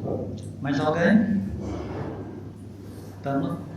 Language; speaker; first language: Portuguese; native; Portuguese